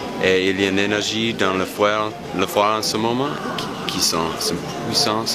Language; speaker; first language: French; non-native, fluent; English